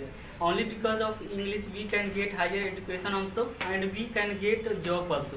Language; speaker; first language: English; non-native, local second language; Hindi